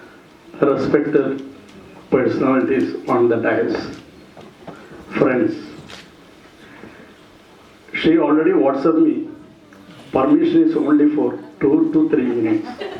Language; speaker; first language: English; non-native, learner; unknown